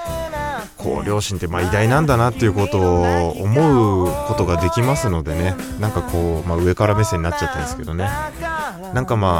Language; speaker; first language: Japanese; native; Japanese